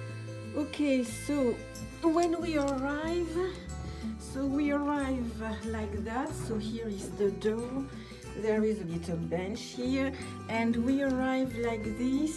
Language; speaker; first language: English; non-native, fluent; French